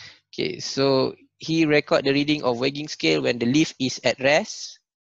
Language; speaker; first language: English; non-native, local second language; Malay